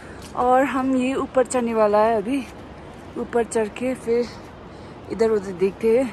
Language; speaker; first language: Hindi; non-native, local second language; Nepali